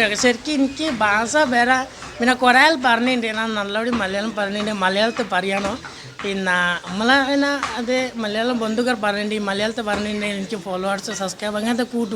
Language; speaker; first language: Malayalam; non-native, local second language; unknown